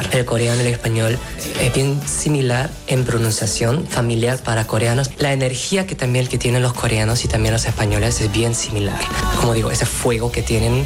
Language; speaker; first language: Spanish; non-native, fluent; Korean